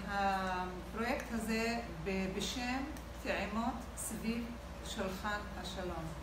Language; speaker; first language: Hebrew; non-native, local second language; Arabic